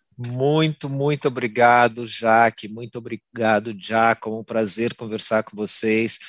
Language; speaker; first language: Portuguese; native; Portuguese